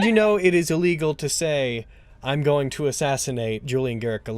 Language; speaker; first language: English; native; English